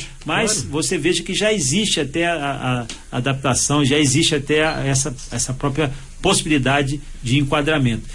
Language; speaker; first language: Portuguese; native; Portuguese